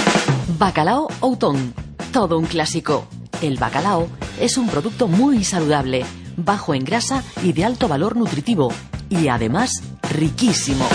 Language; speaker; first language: Spanish; native; Spanish